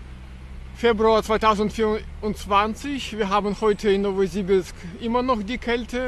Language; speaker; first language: German; non-native, fluent; Russian